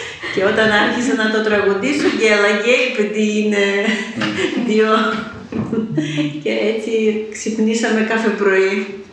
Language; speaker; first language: Greek; non-native, fluent; Ukrainian